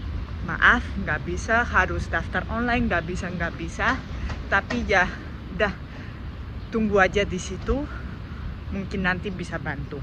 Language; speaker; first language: Indonesian; non-native, fluent; Spanish